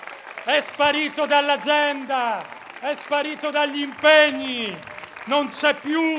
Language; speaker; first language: Italian; native; Italian